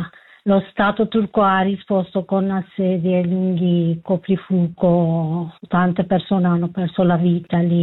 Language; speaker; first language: Italian; non-native, learner; Kurdish